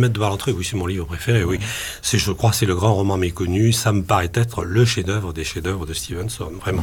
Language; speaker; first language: French; native; French